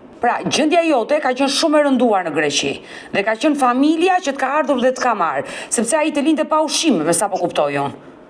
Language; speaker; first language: Albanian; native; Albanian